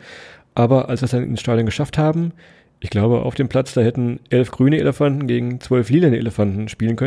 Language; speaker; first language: German; native; German